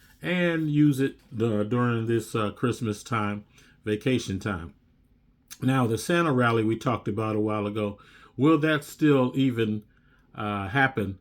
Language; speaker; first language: English; native; English